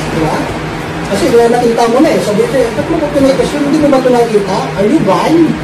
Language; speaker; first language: Filipino; non-native, local second language; Hiligaynon